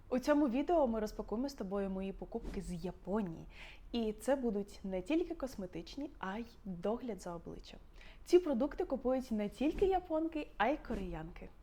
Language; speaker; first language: Ukrainian; native; Ukrainian